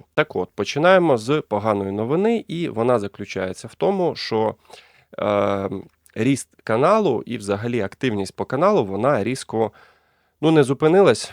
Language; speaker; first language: Ukrainian; non-native, local second language; Russian